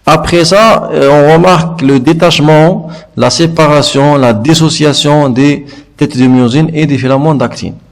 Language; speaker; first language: French; non-native, local second language; Arabic